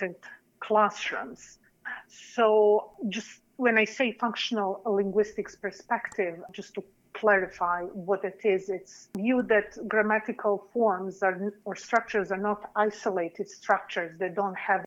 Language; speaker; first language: English; non-native, fluent; Serbian